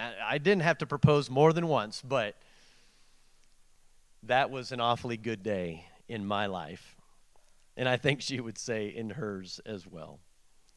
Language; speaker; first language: English; native; English